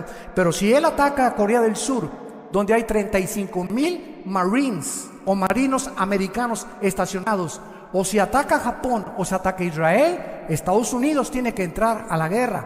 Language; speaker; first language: Spanish; native; Spanish